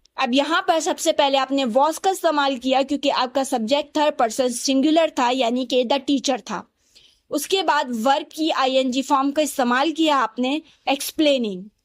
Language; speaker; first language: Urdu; native; Urdu